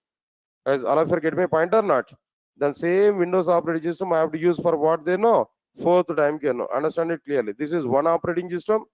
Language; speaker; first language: English; non-native, local second language; Telugu